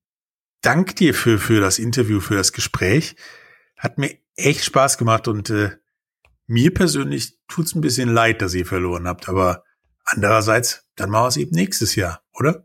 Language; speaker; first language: German; native; German